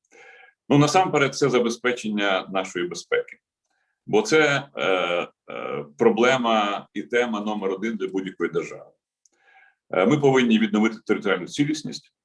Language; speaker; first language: Ukrainian; native; Ukrainian